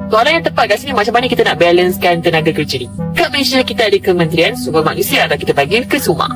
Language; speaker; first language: Malay; native; Malay